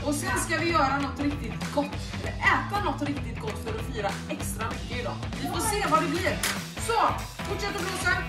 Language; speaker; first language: Swedish; native; Swedish